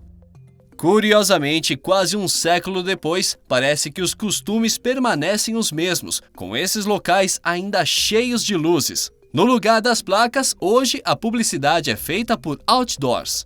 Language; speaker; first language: Portuguese; native; Portuguese